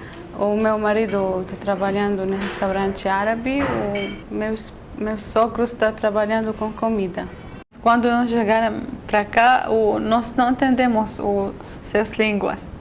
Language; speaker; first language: Portuguese; non-native, learner; Arabic